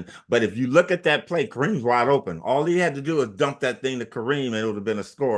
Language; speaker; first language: English; native; English